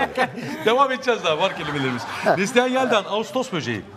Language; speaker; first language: Turkish; native; Turkish